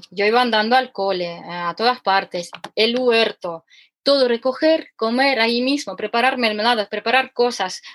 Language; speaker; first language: Spanish; non-native, fluent; Ukrainian